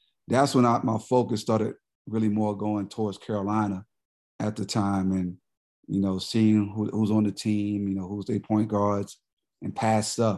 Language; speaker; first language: English; native; English